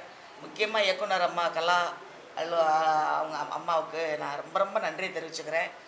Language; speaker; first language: Tamil; native; Tamil